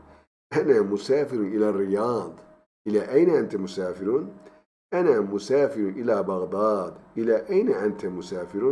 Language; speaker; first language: Arabic; non-native, fluent; Turkish